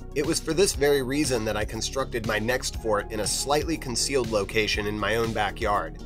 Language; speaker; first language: English; native; English